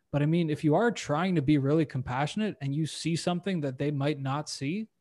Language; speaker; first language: English; native; English